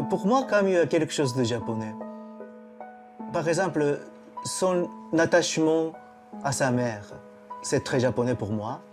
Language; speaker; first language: French; non-native, fluent; Japanese